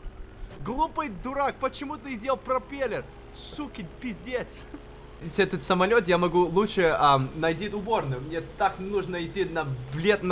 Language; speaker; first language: Russian; early bilingual, heritage; Russian